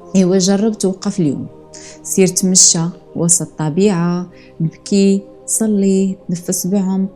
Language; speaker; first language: Arabic; native; Arabic